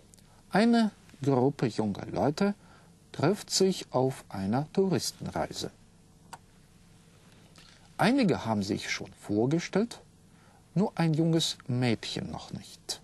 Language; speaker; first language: German; non-native, fluent; Russian